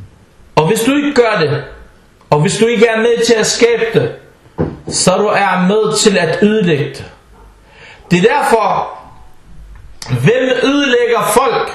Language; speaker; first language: Danish; early bilingual, other home language; Arabic